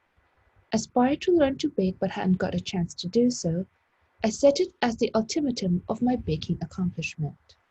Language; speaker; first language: English; non-native, fluent; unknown